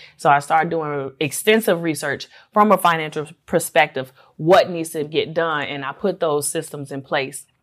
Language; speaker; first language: English; native; English